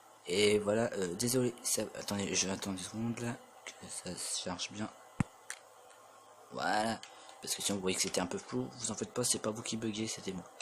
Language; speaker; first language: French; native; French